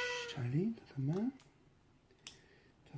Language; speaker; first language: Korean; non-native, fluent; English